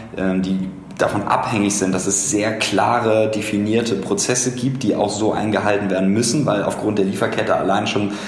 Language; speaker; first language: German; native; German